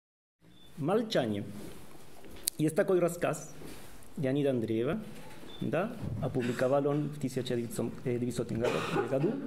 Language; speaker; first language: Russian; non-native, fluent; Spanish